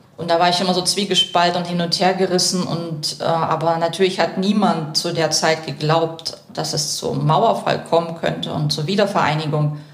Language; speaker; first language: German; early bilingual, other home language; Russian